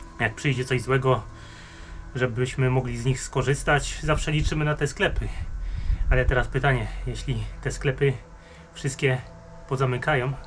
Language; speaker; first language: Polish; native; Polish